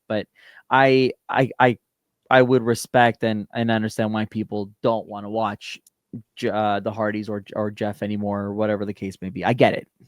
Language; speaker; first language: English; native; English